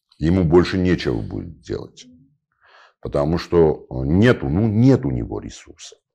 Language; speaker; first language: Russian; non-native, local second language; Armenian